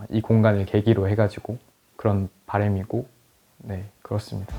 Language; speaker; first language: Korean; native; Korean